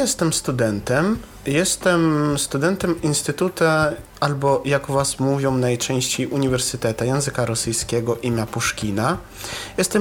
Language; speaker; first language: Polish; non-native, learner; Russian